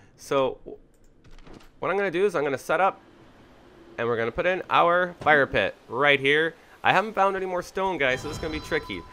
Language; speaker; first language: English; native; English